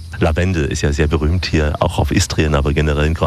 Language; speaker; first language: German; native; German